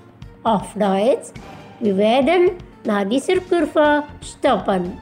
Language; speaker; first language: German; non-native, learner; Indonesian